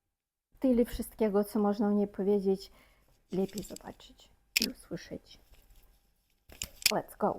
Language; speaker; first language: Polish; non-native, fluent; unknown